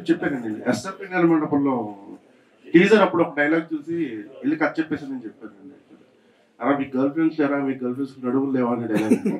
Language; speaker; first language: Telugu; native; Telugu